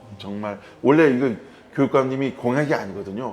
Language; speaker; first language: Korean; native; Korean